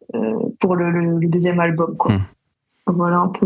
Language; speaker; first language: French; native; French